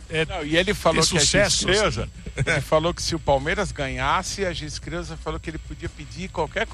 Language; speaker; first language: Portuguese; native; Portuguese